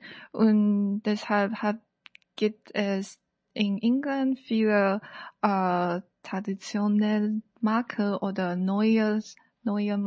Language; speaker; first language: German; non-native, learner; Chinese